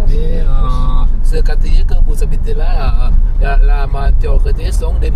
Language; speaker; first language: French; non-native, learner; Thai